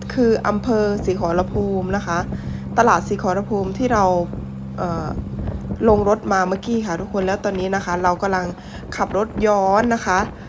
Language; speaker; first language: Thai; non-native, local second language; Northern Khmer